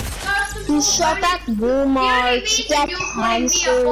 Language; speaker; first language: English; native; English